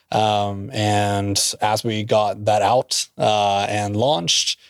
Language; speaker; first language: English; non-native, fluent; Norwegian